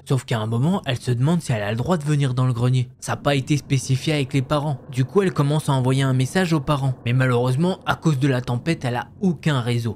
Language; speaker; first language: French; native; French